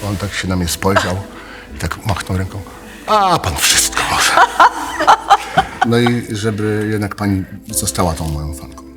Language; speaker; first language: Polish; native; Polish